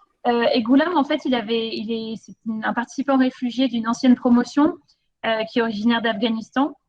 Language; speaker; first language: French; native; French